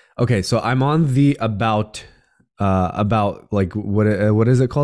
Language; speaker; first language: English; native; English